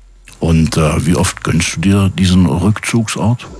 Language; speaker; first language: German; native; German